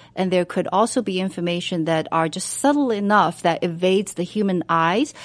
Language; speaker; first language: English; non-native, fluent; Chinese